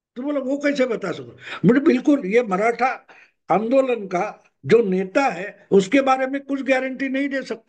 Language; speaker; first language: Hindi; non-native, local second language; Marathi